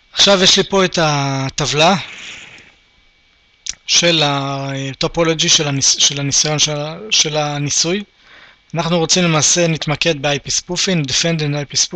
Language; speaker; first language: Hebrew; native; Hebrew